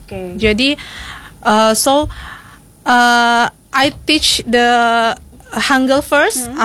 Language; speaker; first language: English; non-native, learner; Indonesian